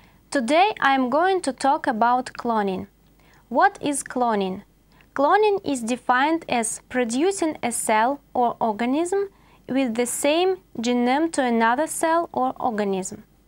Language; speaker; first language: English; non-native, fluent; Russian